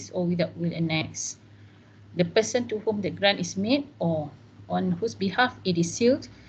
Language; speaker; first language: English; non-native, local second language; Malay